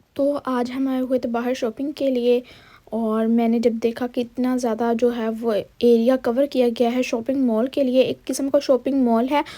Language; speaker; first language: Urdu; native; Urdu